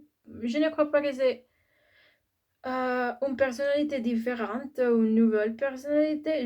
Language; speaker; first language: French; non-native, learner; Spanish